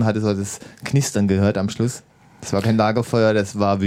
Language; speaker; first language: German; native; German